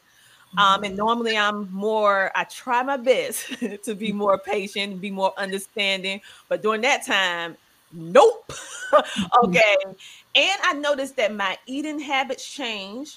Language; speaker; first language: English; native; English